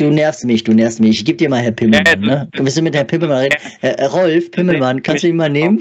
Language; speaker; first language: German; native; German